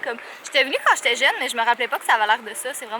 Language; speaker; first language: French; native; French